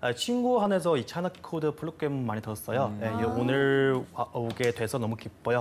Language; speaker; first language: Korean; non-native, fluent; Chinese